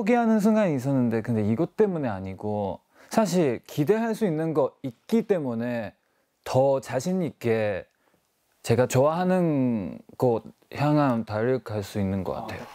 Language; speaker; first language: Korean; non-native, learner; Chinese